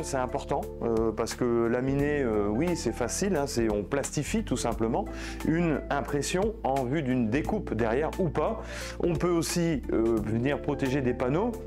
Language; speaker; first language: French; native; French